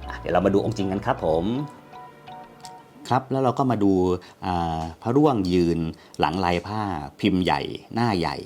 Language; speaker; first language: Thai; native; Thai